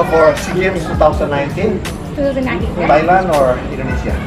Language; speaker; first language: English; non-native, fluent; Indonesian